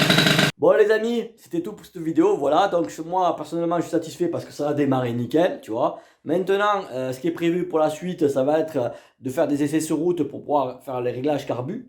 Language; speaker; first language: French; native; French